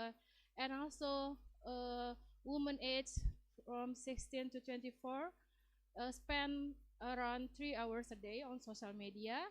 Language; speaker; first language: English; non-native, learner; Indonesian